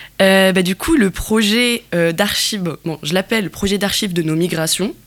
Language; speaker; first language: French; non-native, local second language; Kabyle